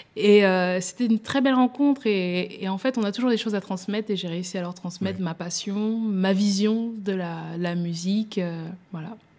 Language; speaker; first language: French; native; French